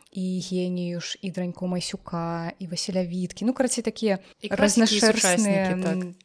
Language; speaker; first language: Belarusian; non-native, local second language; Russian